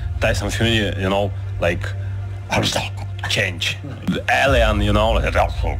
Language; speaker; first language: English; non-native, learner; Ukrainian